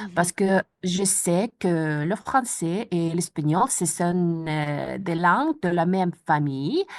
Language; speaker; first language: French; non-native, fluent; Ukrainian